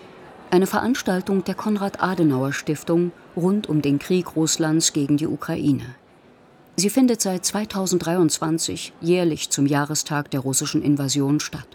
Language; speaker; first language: German; native; German